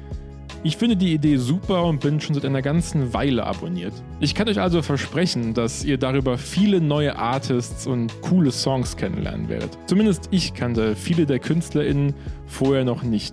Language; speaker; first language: German; native; German